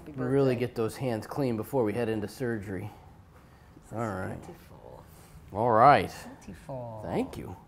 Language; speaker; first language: English; native; English